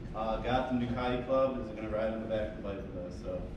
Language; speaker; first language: English; non-native, fluent; French